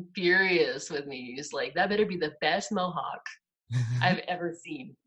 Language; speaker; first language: English; native; English